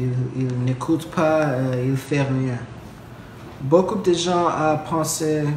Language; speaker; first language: French; non-native, learner; English